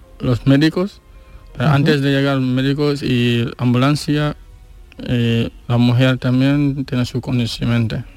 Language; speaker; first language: Spanish; non-native, learner; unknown